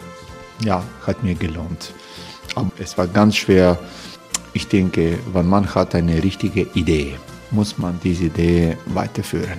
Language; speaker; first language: German; non-native, learner; Croatian